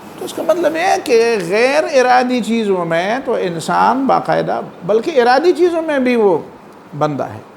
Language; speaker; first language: Urdu; non-native, local second language; Pashto